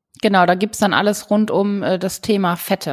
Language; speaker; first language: German; native; German